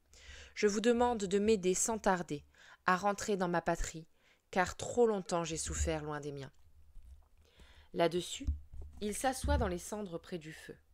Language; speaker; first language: French; native; French